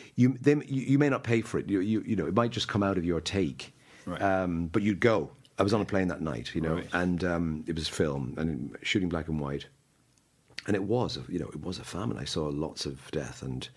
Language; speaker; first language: English; native; English